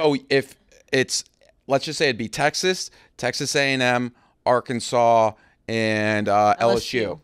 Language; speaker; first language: English; native; English